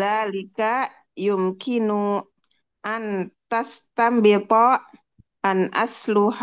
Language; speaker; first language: Arabic; non-native, learner; Indonesian